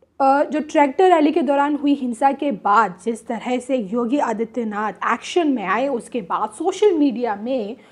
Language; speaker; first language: Hindi; native; Hindi